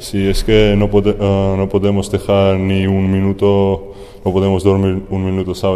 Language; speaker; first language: Spanish; non-native, fluent; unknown